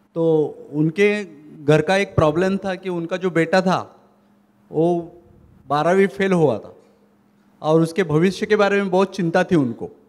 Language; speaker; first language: Hindi; non-native, local second language; Marathi